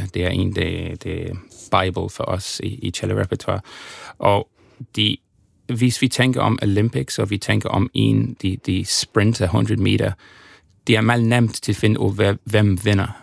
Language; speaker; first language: Danish; non-native, fluent; English